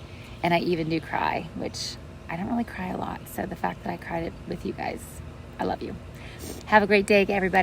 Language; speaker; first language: English; native; English